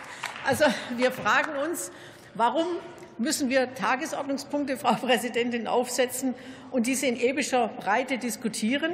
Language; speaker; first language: German; native; German